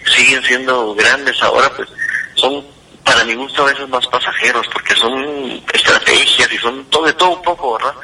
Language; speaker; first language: Spanish; native; Spanish